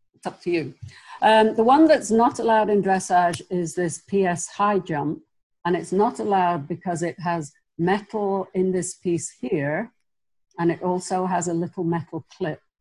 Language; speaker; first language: English; native; English